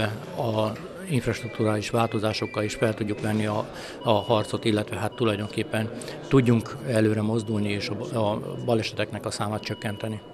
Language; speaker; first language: Hungarian; native; Hungarian